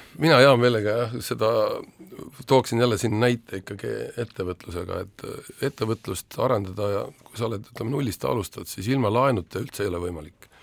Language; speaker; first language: Estonian; native; Estonian